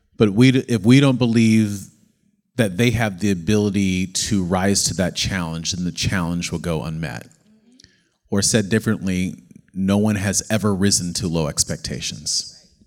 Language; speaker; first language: English; native; English